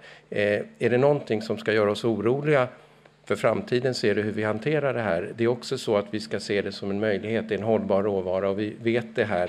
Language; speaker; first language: Swedish; native; Swedish